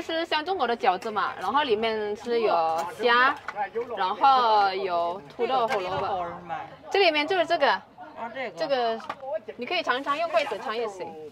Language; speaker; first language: Chinese; non-native, fluent; Indonesian